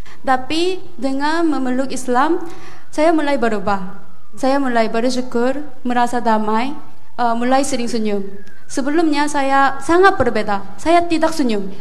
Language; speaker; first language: Indonesian; non-native, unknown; Korean